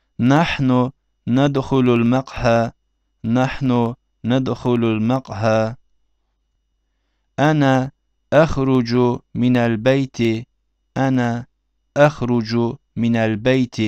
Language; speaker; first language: Arabic; non-native, fluent; Turkish